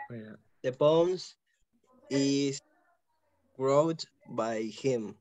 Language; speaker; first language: English; non-native, learner; Spanish